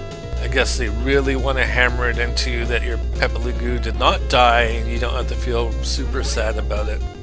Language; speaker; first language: English; native; English